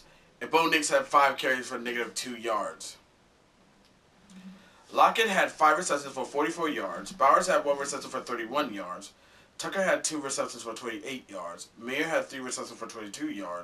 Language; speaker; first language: English; native; English